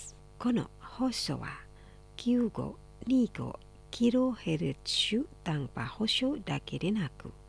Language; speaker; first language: Japanese; non-native, fluent; Indonesian